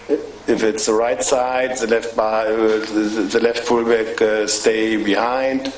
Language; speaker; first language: English; non-native, fluent; German